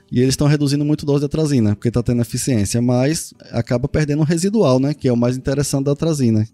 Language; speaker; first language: Portuguese; native; Portuguese